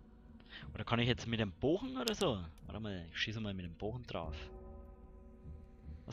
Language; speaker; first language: German; native; German